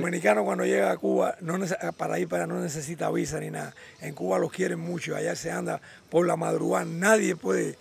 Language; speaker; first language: Spanish; native; Spanish